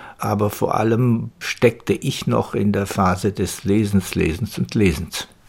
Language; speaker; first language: German; native; German